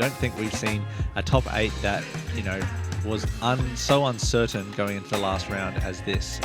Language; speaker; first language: English; native; English